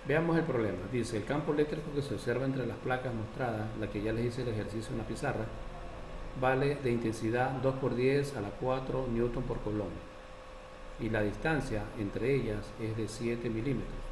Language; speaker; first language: Spanish; native; Spanish